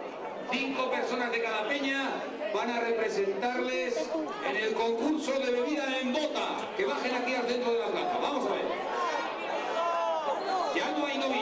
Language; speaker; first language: Spanish; native; Spanish